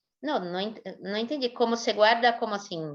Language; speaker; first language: Spanish; non-native, fluent; Portuguese